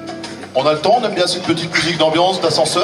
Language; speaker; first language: French; native; French